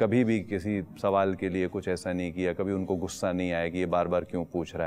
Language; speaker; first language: Hindi; native; Hindi